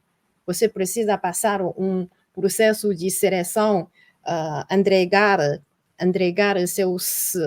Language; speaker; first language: Portuguese; non-native, fluent; Chinese